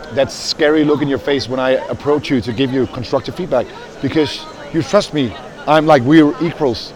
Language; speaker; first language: English; non-native, fluent; Danish